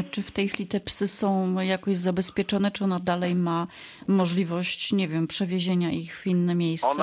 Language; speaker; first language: Polish; native; Polish